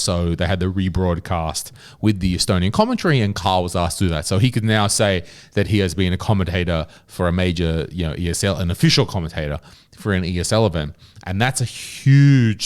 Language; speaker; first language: English; native; English